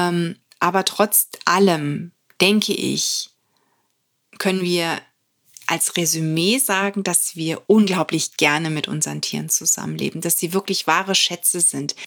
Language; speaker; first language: German; native; German